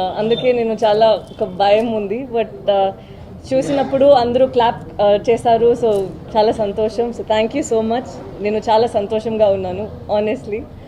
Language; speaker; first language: Telugu; non-native, learner; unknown